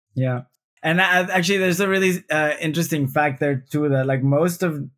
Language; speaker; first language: English; non-native, fluent; Spanish